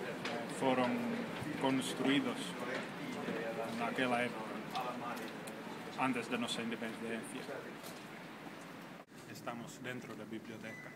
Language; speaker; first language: Galician; non-native, fluent; Finnish